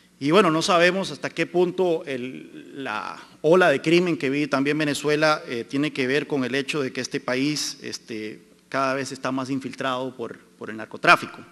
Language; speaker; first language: Spanish; native; Spanish